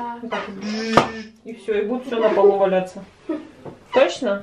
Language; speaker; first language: Russian; native; Russian